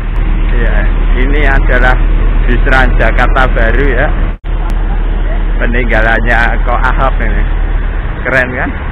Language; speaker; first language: Indonesian; native; Indonesian